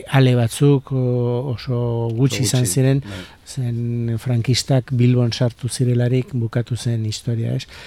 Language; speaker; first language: Basque; native; Basque